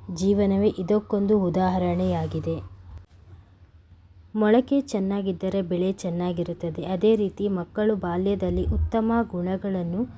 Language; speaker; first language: Kannada; native; Kannada